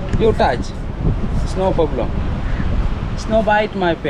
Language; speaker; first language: English; non-native, learner; Sinhala